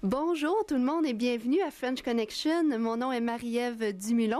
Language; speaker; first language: French; native; French